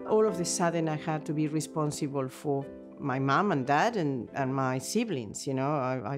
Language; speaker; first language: English; non-native, fluent; Spanish